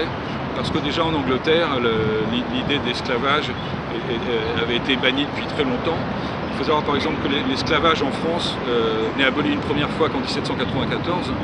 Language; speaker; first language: French; native; French